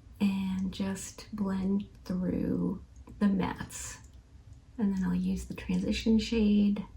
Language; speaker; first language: English; native; English